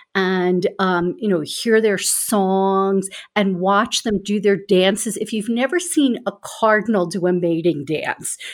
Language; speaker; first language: English; native; English